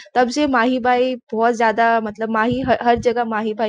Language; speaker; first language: Hindi; non-native, local second language; Bangla